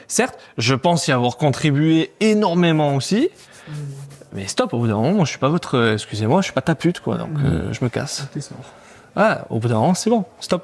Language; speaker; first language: French; native; French